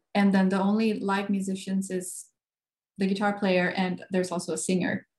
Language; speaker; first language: English; non-native, fluent; Swedish